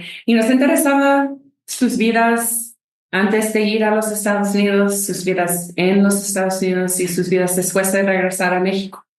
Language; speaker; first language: Spanish; non-native, fluent; English